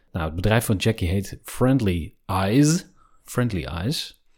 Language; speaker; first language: Dutch; native; Dutch